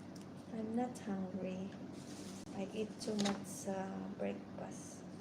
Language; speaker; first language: English; non-native, learner; Bikol